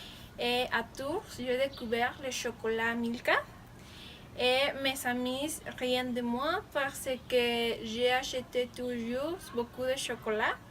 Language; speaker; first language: French; non-native, learner; Spanish